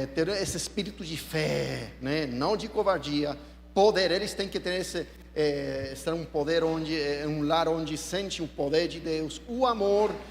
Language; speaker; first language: Portuguese; non-native, fluent; English